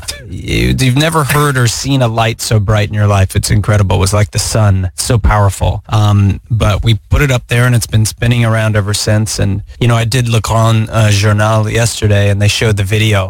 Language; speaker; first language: English; native; English